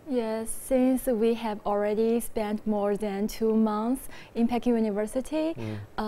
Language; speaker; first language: English; non-native, fluent; Chinese